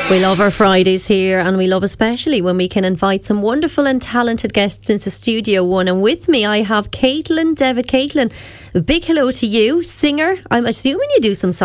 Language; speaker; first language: English; native; English